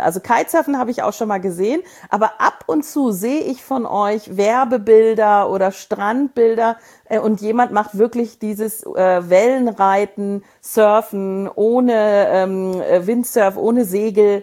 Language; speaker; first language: German; native; German